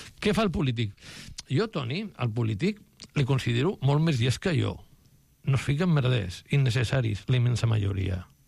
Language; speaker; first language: Catalan; non-native, local second language; Spanish